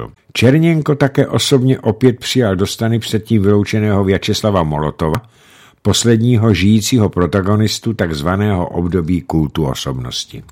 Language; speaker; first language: Czech; native; Czech